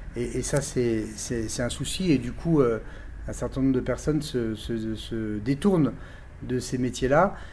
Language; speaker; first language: French; native; French